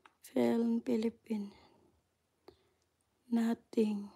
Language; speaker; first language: English; non-native, local second language; Cebuano